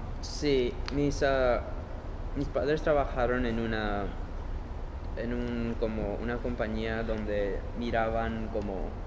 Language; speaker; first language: Spanish; early bilingual, heritage; Spanish